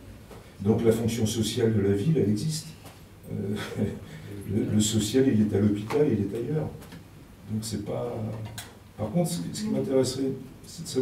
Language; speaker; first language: French; native; French